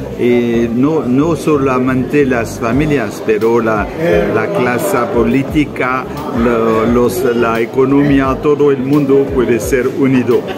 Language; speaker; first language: Spanish; non-native, learner; French